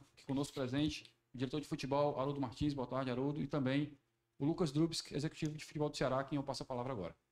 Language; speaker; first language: Portuguese; native; Portuguese